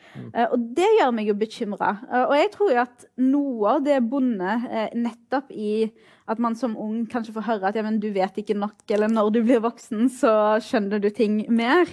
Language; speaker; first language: Norwegian; early bilingual, other home language; Arabic